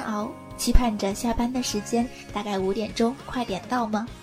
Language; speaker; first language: Chinese; native; Chinese